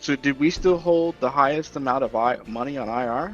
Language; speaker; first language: English; native; English